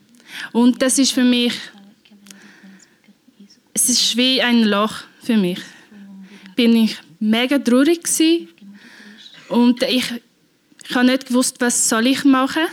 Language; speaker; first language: German; non-native, learner; Portuguese